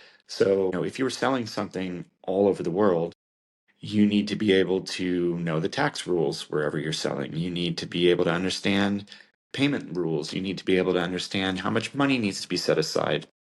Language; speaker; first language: English; native; English